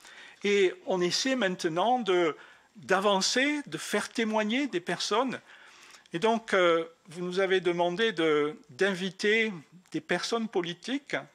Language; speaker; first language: French; native; French